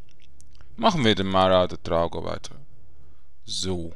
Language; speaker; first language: German; native; German